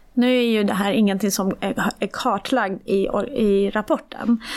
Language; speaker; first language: Swedish; early bilingual, other home language; Persian